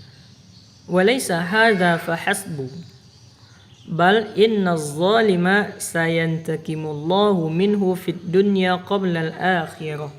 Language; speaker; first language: Arabic; non-native, fluent; Indonesian